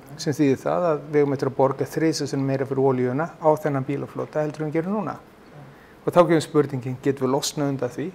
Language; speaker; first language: Icelandic; non-native, fluent; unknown